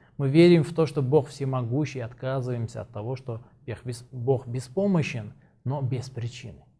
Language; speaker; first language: Russian; non-native, local second language; Azerbaijani